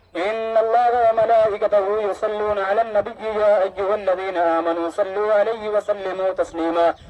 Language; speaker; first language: Urdu; native; Urdu